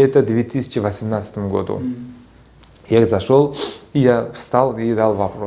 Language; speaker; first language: Russian; non-native, local second language; Uzbek